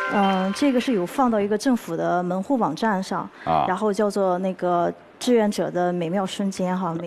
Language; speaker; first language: Chinese; native; Chinese